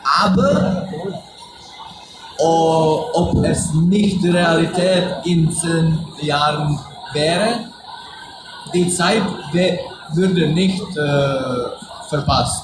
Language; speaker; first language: German; non-native, learner; Czech